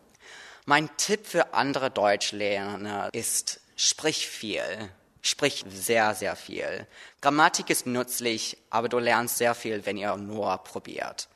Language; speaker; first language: German; non-native, learner; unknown